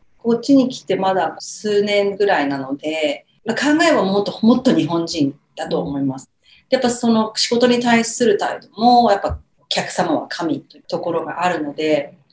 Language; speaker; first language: Japanese; native; Japanese